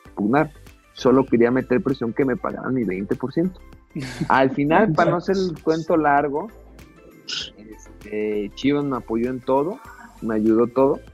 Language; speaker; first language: Spanish; native; Spanish